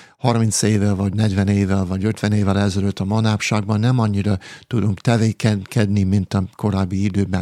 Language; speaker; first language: Hungarian; non-native, fluent; English